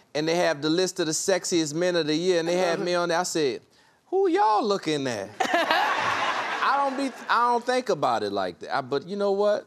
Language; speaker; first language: English; native; English